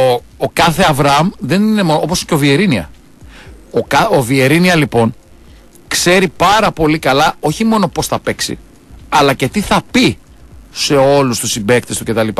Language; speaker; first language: Greek; native; Greek